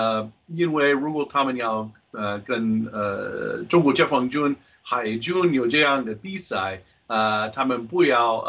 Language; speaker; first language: Chinese; non-native, fluent; English